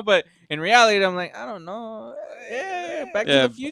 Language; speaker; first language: English; native; English